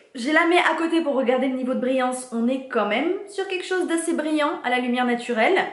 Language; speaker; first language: French; native; French